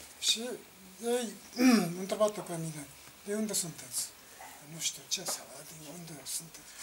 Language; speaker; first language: Romanian; non-native, learner; Japanese